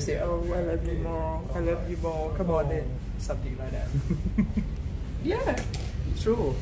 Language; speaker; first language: English; non-native, learner; Thai